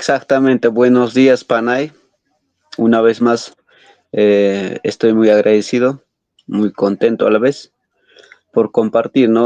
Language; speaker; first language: Spanish; non-native, local second language; Quechua